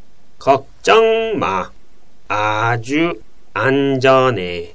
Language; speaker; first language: Korean; non-native, fluent; Japanese